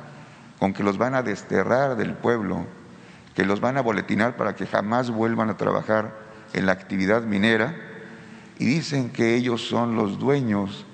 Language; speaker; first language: Spanish; native; Spanish